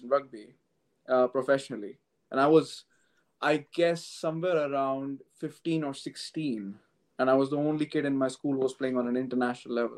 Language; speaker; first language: English; non-native, local second language; Hindi